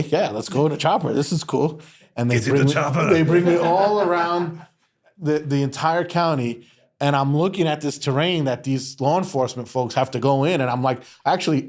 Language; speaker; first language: English; native; English